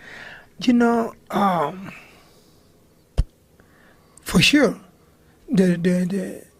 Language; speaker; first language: English; non-native, learner; Spanish